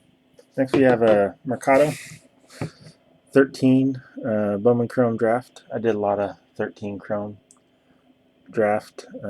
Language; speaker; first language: English; native; English